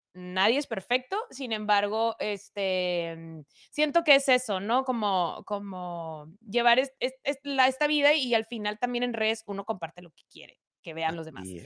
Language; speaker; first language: Spanish; native; Spanish